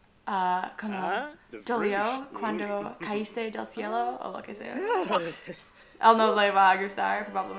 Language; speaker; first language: Spanish; non-native, learner; English